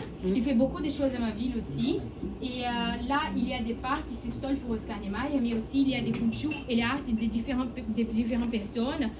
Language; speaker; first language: French; non-native, learner; Portuguese